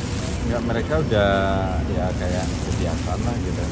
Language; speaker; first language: Indonesian; native; Indonesian